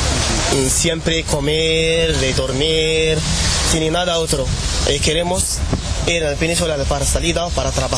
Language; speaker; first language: Spanish; non-native, learner; Arabic